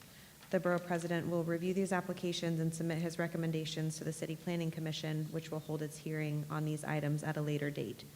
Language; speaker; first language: English; native; English